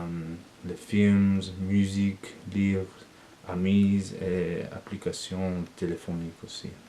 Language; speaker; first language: French; non-native, learner; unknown